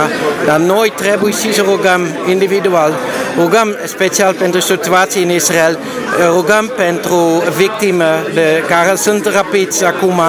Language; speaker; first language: Romanian; non-native, learner; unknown